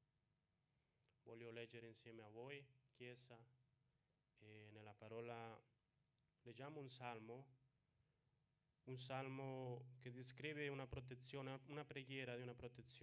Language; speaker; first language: Italian; non-native, fluent; Spanish